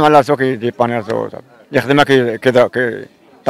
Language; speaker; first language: Arabic; native; Arabic